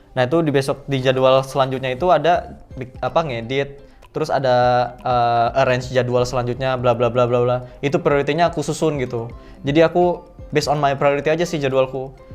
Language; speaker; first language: Indonesian; native; Indonesian